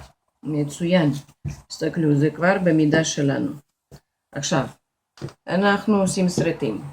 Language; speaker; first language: Hebrew; non-native, fluent; Russian